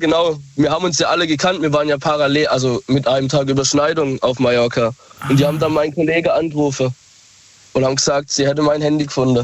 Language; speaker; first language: German; native; German